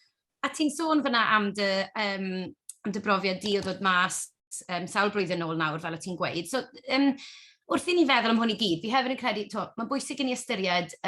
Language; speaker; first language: Welsh; native; Welsh